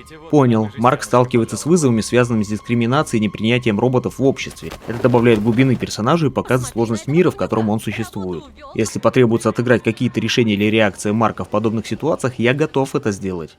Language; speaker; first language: Russian; native; Russian